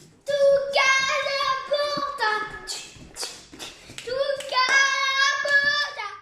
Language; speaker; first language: Catalan; non-native, local second language; French